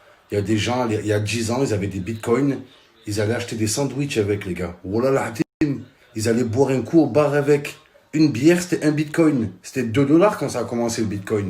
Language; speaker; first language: French; native; French